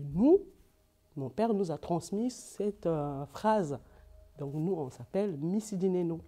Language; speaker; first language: French; non-native, local second language; Lingala